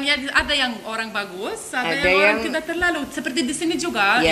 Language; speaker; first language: Indonesian; non-native, learner; Lithuanian